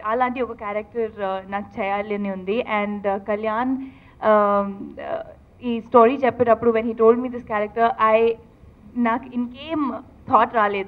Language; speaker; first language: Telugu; non-native, learner; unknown